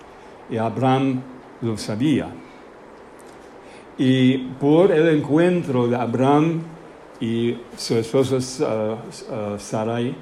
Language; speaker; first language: Spanish; non-native, fluent; English